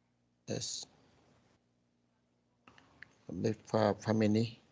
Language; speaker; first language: English; non-native, learner; Vietnamese